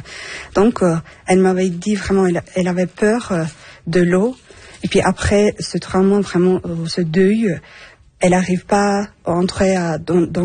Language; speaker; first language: French; non-native, fluent; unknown